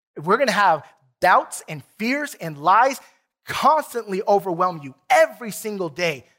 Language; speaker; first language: English; native; English